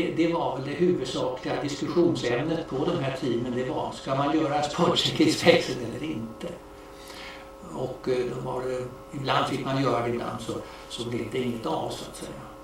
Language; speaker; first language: Swedish; native; Swedish